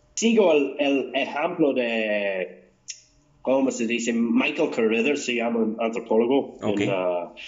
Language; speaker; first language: Spanish; non-native, fluent; English